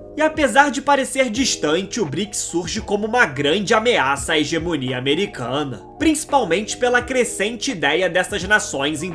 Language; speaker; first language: Portuguese; native; Portuguese